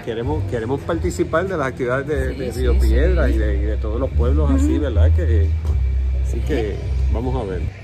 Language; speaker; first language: Spanish; native; Spanish